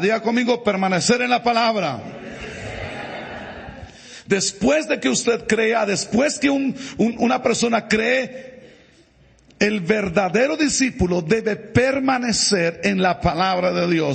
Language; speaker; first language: Spanish; native; Spanish